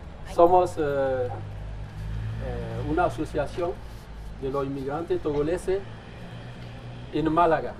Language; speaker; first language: Spanish; non-native, fluent; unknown